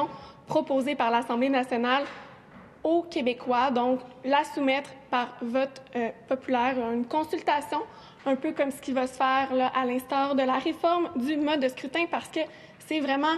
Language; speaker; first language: French; native; French